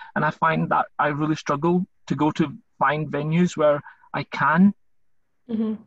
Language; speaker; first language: English; native; English